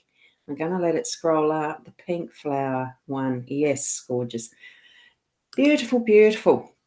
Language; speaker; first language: English; native; English